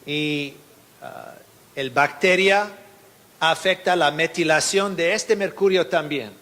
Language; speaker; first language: Spanish; non-native, fluent; English